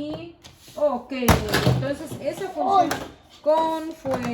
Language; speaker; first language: Spanish; native; Spanish